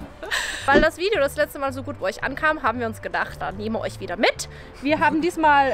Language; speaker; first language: German; native; German